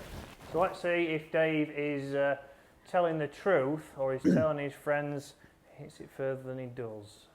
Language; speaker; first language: English; native; English